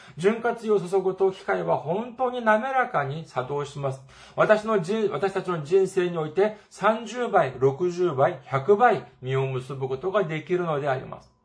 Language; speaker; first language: Japanese; non-native, fluent; Korean